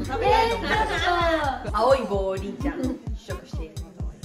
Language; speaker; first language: Japanese; native; Japanese